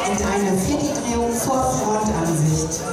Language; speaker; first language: German; native; German